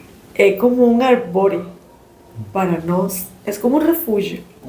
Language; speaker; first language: Portuguese; non-native, learner; Spanish